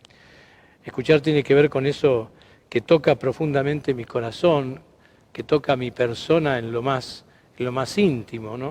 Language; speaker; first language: Spanish; native; Spanish